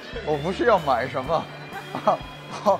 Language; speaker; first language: Chinese; non-native, fluent; Korean